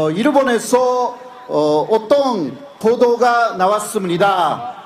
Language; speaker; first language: Korean; non-native, fluent; Japanese